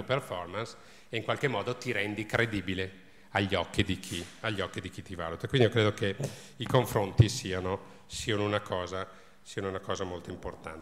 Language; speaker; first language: Italian; native; Italian